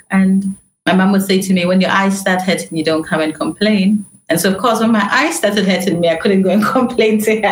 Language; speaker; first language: English; non-native, local second language; Akan